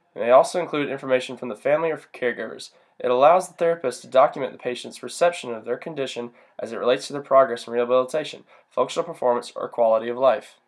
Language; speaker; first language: English; native; English